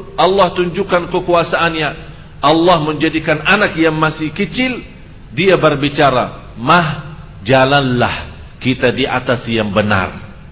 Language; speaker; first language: Indonesian; non-native, fluent; Arabic